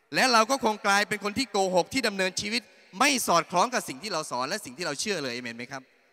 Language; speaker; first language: Thai; native; Thai